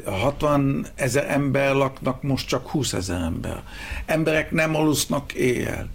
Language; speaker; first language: Hungarian; early bilingual, heritage; Hebrew